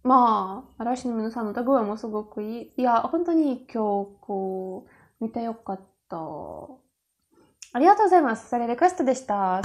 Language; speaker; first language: Japanese; non-native, learner; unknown